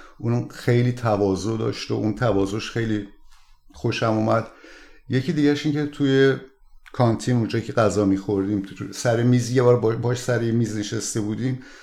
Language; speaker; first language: Persian; native; Persian